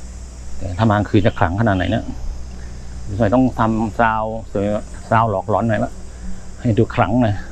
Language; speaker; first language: Thai; native; Thai